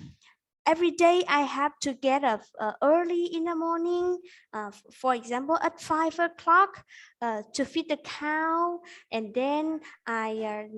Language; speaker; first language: English; non-native, fluent; Vietnamese